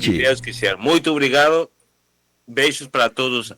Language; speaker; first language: Portuguese; non-native, learner; Spanish